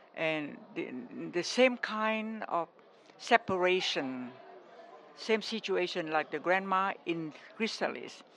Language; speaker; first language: English; non-native, fluent; Vietnamese